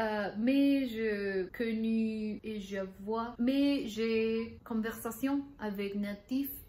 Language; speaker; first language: French; non-native, learner; Spanish